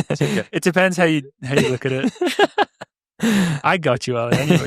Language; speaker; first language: English; native; English